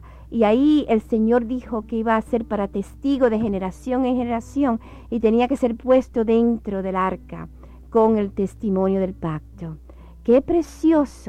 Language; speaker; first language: Spanish; native; Spanish